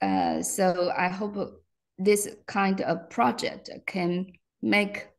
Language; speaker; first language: English; non-native, fluent; Chinese